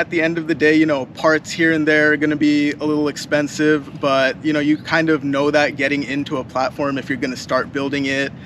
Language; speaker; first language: English; native; English